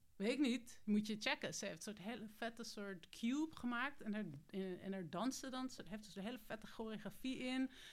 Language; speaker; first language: Dutch; native; Dutch